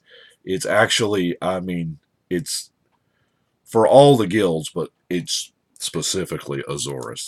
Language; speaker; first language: English; native; English